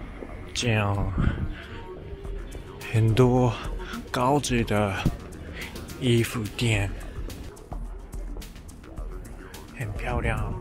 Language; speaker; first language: Chinese; non-native, learner; Japanese